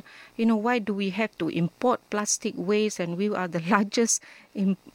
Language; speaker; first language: English; non-native, local second language; Malay